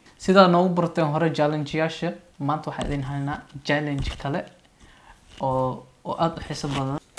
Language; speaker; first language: Somali; early bilingual, heritage; Somali